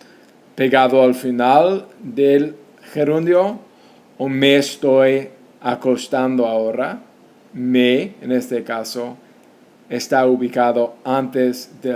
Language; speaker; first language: Spanish; non-native, fluent; English